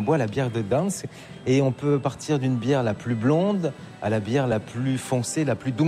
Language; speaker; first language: French; native; French